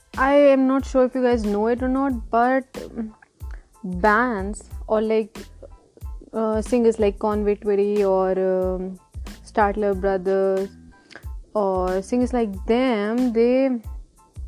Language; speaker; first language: English; non-native, local second language; Hindi